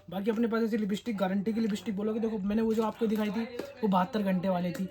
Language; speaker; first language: Hindi; native; Hindi